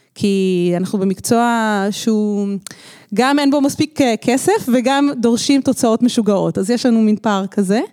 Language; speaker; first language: Hebrew; native; Hebrew